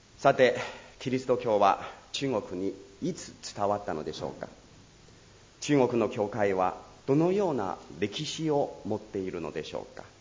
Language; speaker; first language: Japanese; non-native, fluent; Chinese